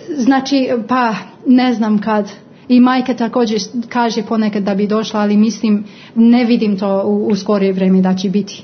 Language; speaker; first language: Croatian; non-native, fluent; English